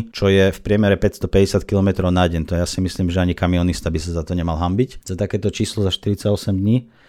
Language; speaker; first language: Slovak; non-native, fluent; Russian